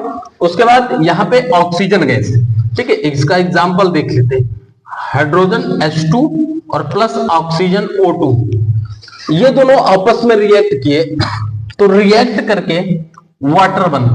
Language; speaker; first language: Hindi; native; Hindi